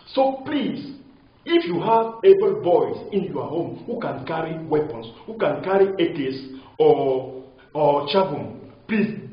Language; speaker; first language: English; non-native, local second language; French